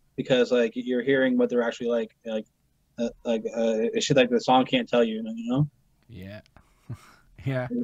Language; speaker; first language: English; native; English